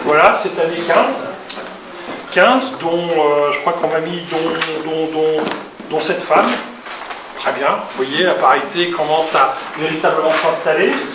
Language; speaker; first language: French; native; French